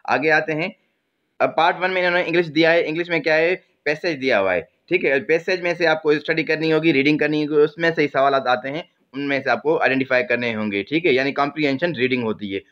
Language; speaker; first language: Urdu; non-native, local second language; Sindhi